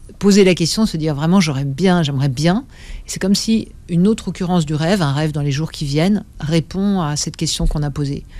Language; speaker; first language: French; native; French